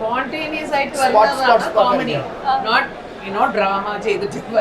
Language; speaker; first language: Malayalam; non-native, fluent; Tamil